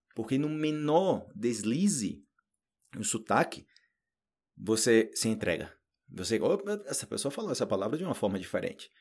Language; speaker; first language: Portuguese; native; Portuguese